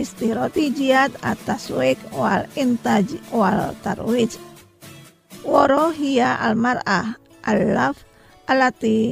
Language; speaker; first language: Arabic; non-native, fluent; Indonesian